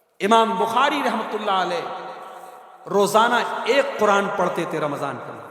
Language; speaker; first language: Urdu; native; Urdu